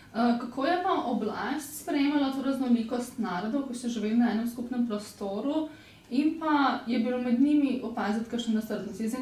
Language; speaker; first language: Slovenian; native; Slovenian